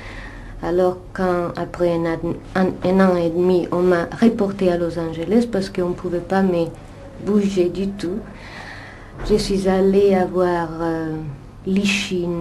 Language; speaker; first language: French; non-native, fluent; Italian